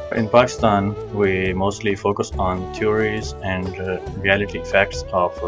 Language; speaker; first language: English; non-native, local second language; Punjabi